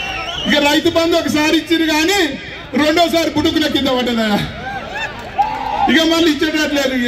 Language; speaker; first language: Telugu; native; Telugu